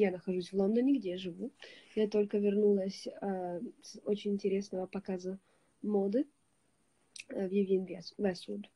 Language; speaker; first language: Russian; early bilingual, heritage; Russian